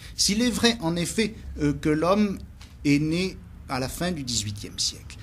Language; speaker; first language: French; native; French